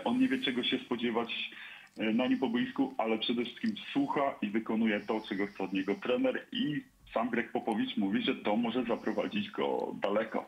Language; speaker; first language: Polish; native; Polish